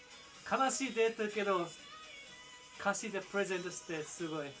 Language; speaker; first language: Japanese; non-native, fluent; Nepali